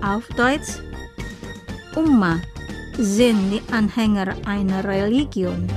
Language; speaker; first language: German; non-native, fluent; Indonesian